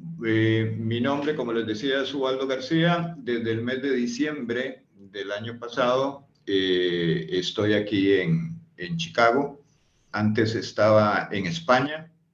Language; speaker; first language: Spanish; native; Spanish